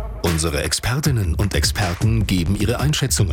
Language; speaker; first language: German; native; German